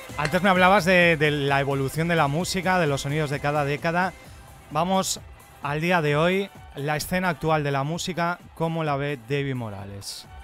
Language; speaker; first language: Spanish; native; Spanish